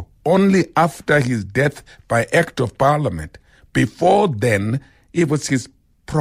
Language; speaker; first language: English; non-native, local second language; Xhosa